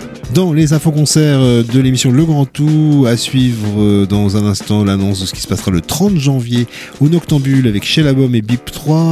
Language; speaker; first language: French; native; French